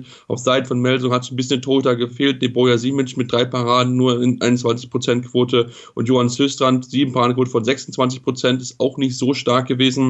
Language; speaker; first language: German; native; German